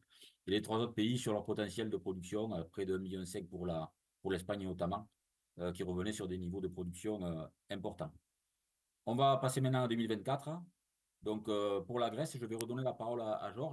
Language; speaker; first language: French; native; French